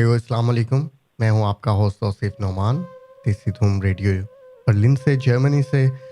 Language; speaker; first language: Urdu; native; Urdu